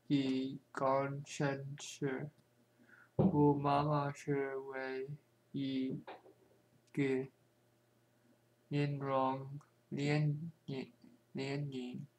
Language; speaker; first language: Chinese; non-native, learner; English